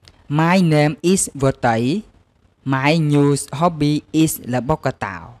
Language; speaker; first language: English; non-native, learner; Khmer